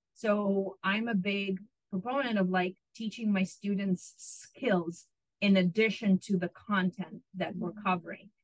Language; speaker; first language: English; non-native, fluent; Russian